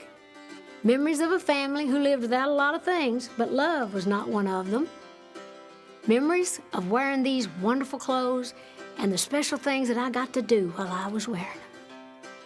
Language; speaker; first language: English; native; English